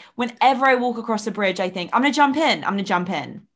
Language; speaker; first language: English; native; English